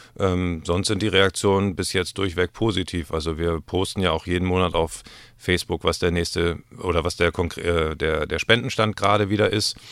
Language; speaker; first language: German; native; German